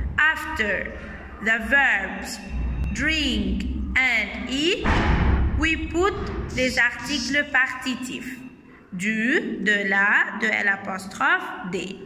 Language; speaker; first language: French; non-native, fluent; Arabic